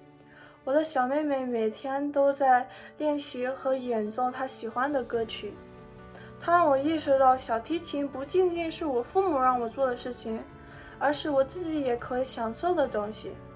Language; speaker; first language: Chinese; early bilingual, heritage; Chinese